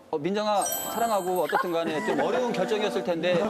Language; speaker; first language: Korean; native; Korean